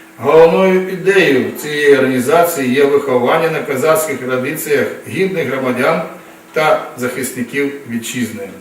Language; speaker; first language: Ukrainian; non-native, local second language; Russian